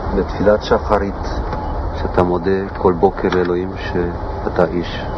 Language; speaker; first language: Hebrew; non-native, fluent; German